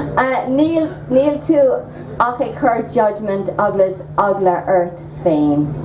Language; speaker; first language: Irish; non-native, local second language; English